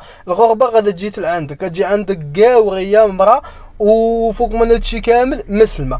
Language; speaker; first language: Arabic; native; Arabic